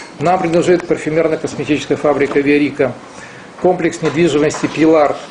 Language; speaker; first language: Russian; non-native, local second language; Romanian